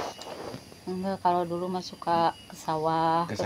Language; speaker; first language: Indonesian; non-native, local second language; Sundanese